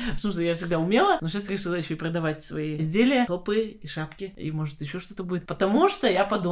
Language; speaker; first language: Russian; non-native, local second language; Kazakh